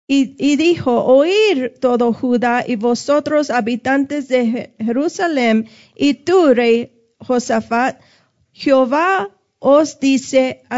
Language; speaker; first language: Spanish; non-native, fluent; English